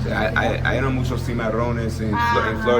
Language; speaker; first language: Spanish; non-native, learner; English